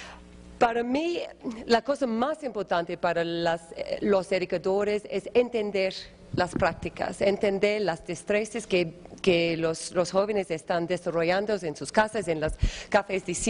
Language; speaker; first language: Spanish; non-native, fluent; English